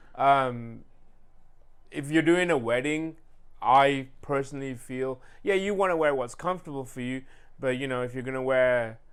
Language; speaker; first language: English; native; English